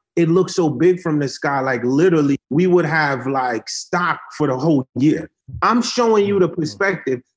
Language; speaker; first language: English; early bilingual, other home language; Haitian Creole